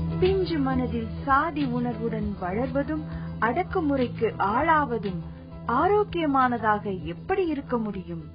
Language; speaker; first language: Tamil; native; Tamil